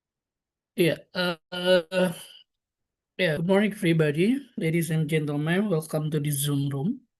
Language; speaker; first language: English; non-native, local second language; Indonesian